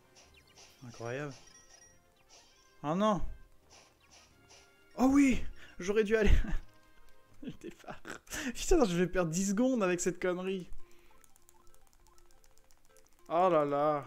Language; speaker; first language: French; native; French